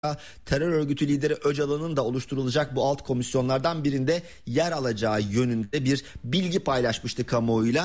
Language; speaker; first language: Turkish; native; Turkish